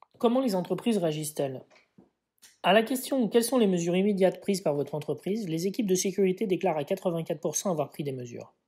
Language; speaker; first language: French; native; French